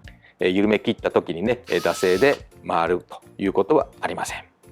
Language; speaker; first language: Japanese; native; Japanese